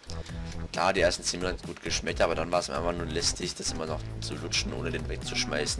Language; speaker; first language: German; native; German